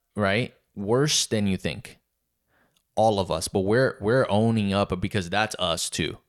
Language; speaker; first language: English; non-native, fluent; Portuguese